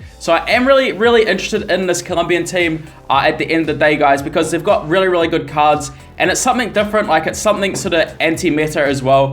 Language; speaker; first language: English; native; English